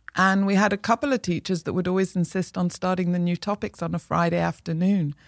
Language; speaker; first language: English; native; English